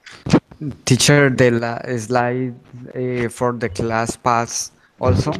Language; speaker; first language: English; non-native, learner; Spanish